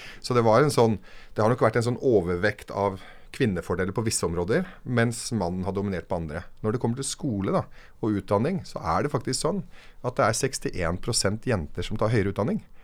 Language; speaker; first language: Norwegian; early bilingual, other home language; Arabic